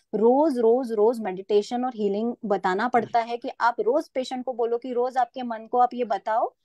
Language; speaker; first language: Hindi; non-native, local second language; Marathi